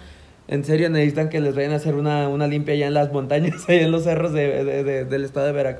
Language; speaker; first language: Spanish; native; Spanish